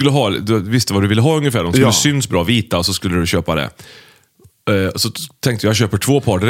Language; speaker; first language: Swedish; native; Swedish